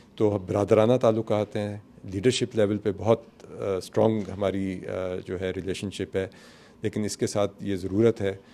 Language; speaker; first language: Urdu; native; Urdu